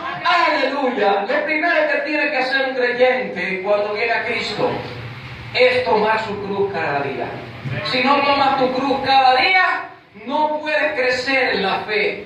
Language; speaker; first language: Spanish; native; Spanish